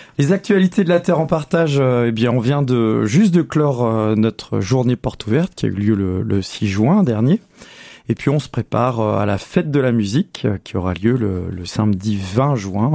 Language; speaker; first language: French; native; French